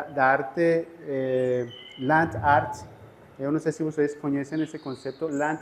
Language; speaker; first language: Portuguese; non-native, fluent; Spanish